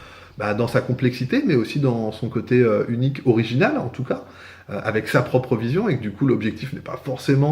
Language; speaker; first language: French; native; French